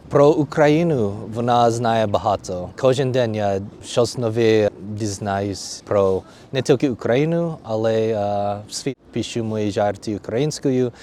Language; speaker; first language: Ukrainian; non-native, learner; English